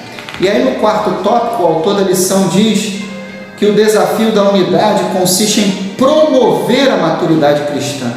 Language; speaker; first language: Portuguese; native; Portuguese